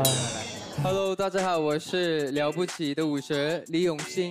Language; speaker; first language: Chinese; non-native, learner; Thai